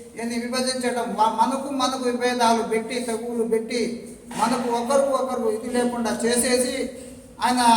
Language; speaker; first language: Telugu; non-native, local second language; Urdu